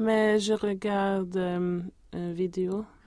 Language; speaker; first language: French; non-native, learner; Swedish